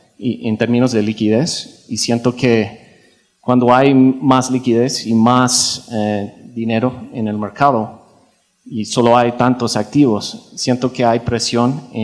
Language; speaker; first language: Spanish; non-native, fluent; English